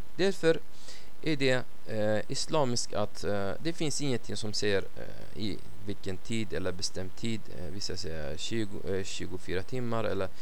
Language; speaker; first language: Swedish; non-native, fluent; Arabic